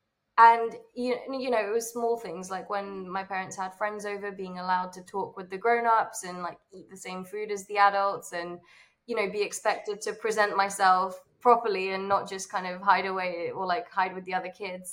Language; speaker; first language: English; native; English